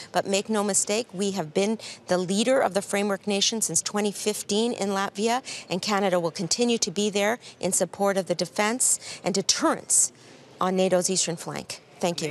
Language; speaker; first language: English; native; English